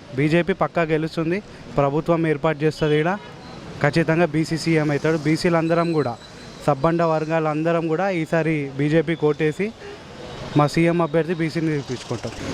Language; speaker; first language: Telugu; non-native, local second language; Urdu